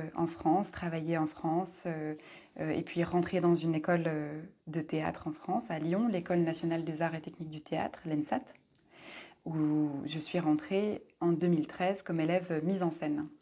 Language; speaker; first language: French; native; French